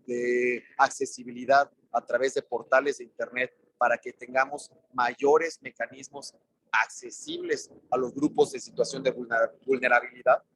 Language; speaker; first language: Spanish; native; Spanish